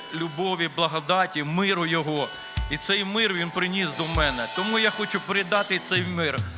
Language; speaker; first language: Ukrainian; non-native, local second language; Russian